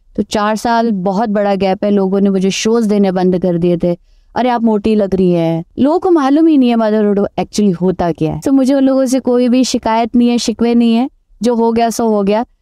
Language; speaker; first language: Hindi; native; Hindi